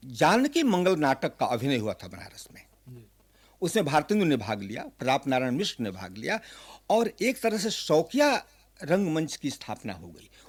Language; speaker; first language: Hindi; native; Hindi